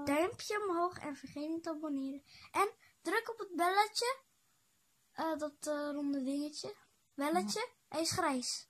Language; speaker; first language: Dutch; early bilingual, other home language; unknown